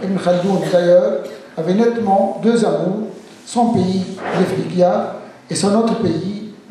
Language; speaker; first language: French; non-native, local second language; Arabic